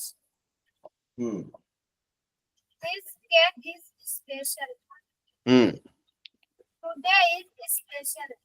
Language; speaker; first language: English; non-native, learner; Hindi